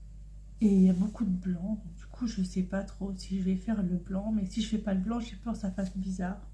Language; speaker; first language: French; native; French